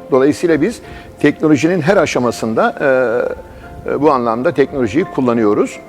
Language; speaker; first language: Turkish; native; Turkish